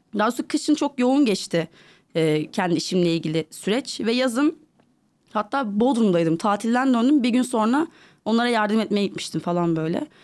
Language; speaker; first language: Turkish; native; Turkish